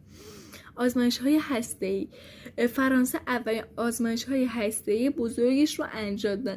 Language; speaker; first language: Persian; native; Persian